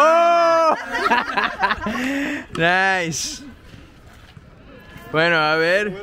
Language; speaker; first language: Spanish; non-native, learner; Portuguese